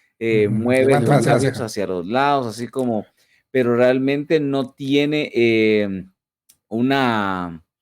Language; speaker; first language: Spanish; native; Spanish